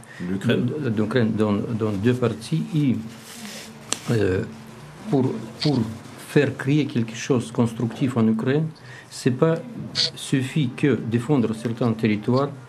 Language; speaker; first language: French; non-native, learner; Russian